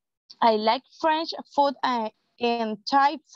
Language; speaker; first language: English; non-native, learner; Spanish